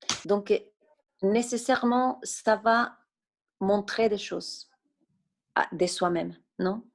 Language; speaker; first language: French; non-native, fluent; Spanish